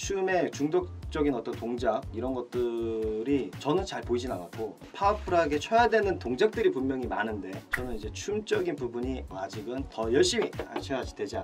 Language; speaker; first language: Korean; native; Korean